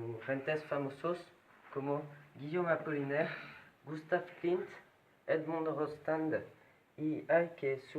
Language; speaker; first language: Spanish; non-native, learner; French